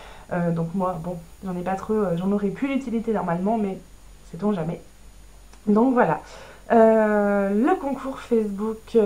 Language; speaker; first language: French; native; French